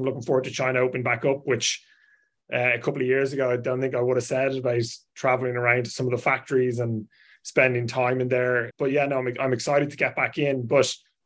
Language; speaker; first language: English; native; English